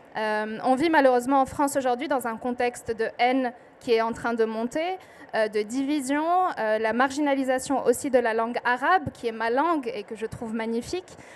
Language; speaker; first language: French; non-native, local second language; Arabic